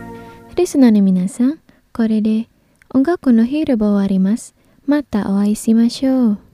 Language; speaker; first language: Japanese; non-native, fluent; Indonesian